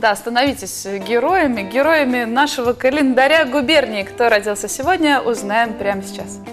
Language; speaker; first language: Russian; native; Russian